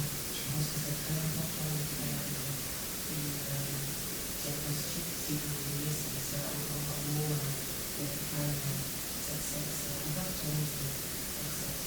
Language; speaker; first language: French; non-native, fluent; English